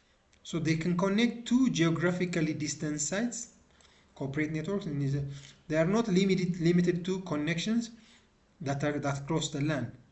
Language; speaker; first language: English; non-native, local second language; Amharic